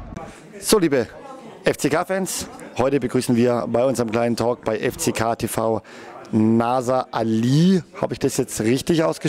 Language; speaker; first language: German; native; German